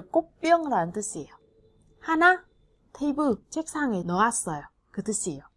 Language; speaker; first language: Korean; non-native, fluent; Vietnamese